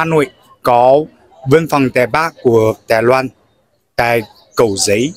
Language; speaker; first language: Vietnamese; non-native, learner; Chinese